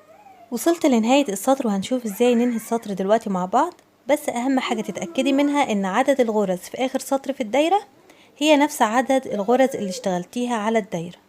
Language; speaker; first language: Arabic; native; Arabic